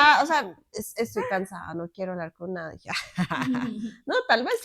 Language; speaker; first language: Spanish; native; Spanish